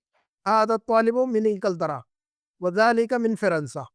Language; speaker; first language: Arabic; non-native, fluent; Urdu